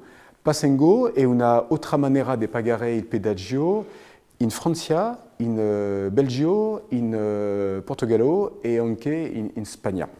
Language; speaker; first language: Italian; non-native, fluent; French